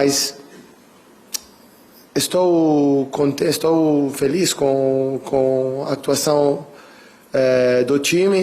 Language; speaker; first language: Portuguese; non-native, fluent; Italian